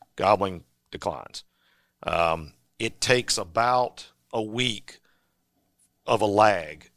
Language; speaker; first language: English; native; English